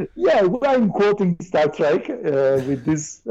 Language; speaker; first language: English; non-native, fluent; Italian